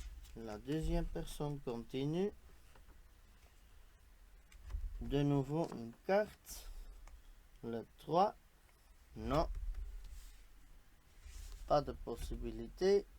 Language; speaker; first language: French; non-native, local second language; Dutch